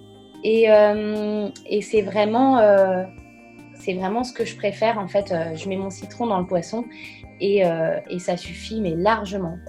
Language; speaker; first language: French; native; French